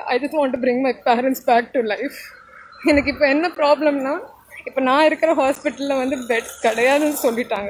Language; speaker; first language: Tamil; non-native, local second language; Malayalam